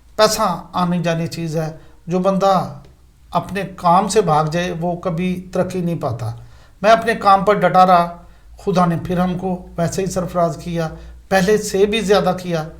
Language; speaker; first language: Urdu; non-native, local second language; Punjabi